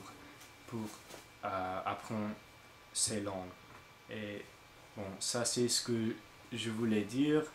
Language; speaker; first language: French; non-native, learner; English